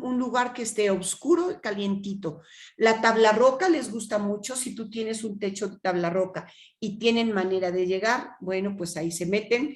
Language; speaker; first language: Spanish; native; Spanish